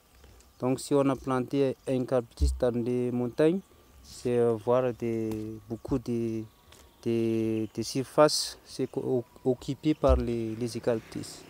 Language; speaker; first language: French; non-native, local second language; Malagasy